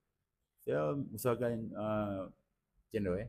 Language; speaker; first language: Malay; native; Malay